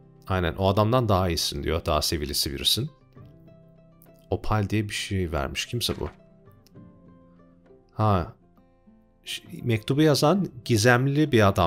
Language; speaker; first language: Turkish; native; Turkish